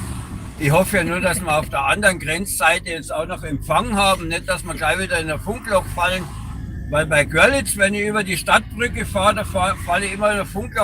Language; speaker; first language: German; native; German